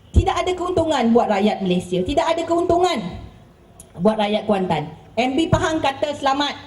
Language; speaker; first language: Malay; native; Malay